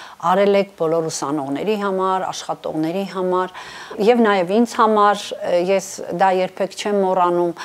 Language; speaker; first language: Armenian; native; Armenian